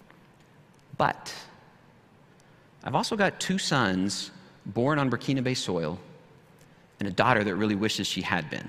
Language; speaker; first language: English; native; English